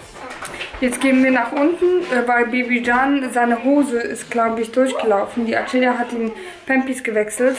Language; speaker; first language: German; native; German